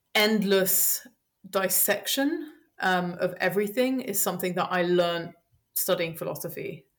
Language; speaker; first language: English; early bilingual, heritage; French